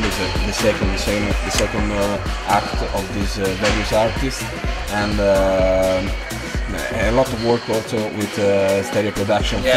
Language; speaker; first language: English; non-native, fluent; Italian